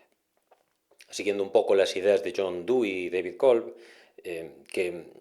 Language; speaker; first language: Spanish; native; Spanish